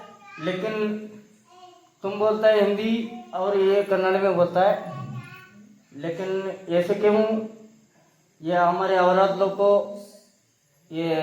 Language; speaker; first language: Hindi; non-native, local second language; Kannada